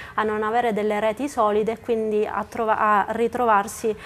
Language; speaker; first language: Italian; native; Italian